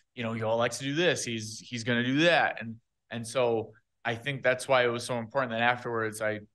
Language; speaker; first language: English; native; English